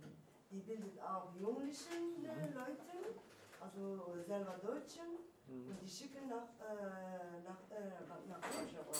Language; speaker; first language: German; non-native, learner; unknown